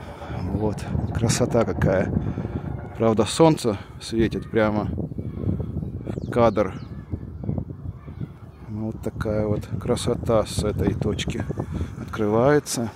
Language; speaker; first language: Russian; native; Russian